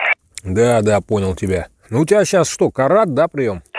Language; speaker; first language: Russian; native; Russian